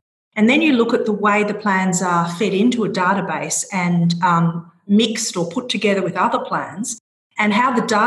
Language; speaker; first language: English; native; English